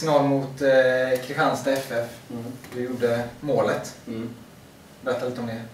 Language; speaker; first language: Swedish; native; Swedish